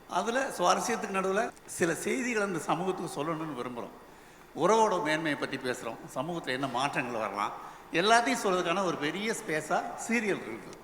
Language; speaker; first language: Tamil; native; Tamil